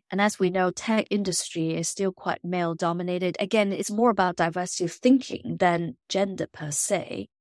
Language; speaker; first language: English; non-native, local second language; Chinese